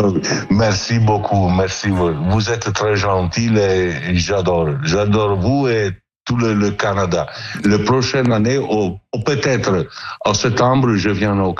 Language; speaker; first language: French; non-native, learner; Italian